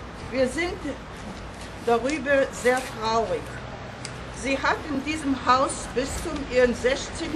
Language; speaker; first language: German; non-native, fluent; Hebrew